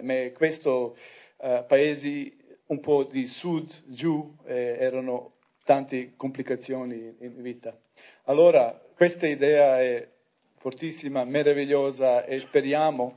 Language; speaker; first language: Italian; non-native, learner; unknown